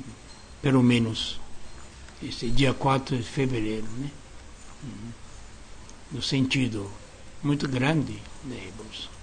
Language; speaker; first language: Portuguese; non-native, learner; Japanese